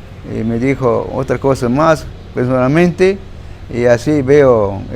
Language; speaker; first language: Spanish; non-native, local second language; Shipibo-Conibo